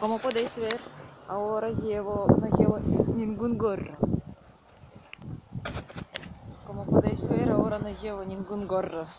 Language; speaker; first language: Spanish; non-native, fluent; Russian